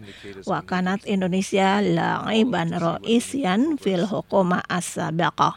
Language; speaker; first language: Arabic; non-native, fluent; Indonesian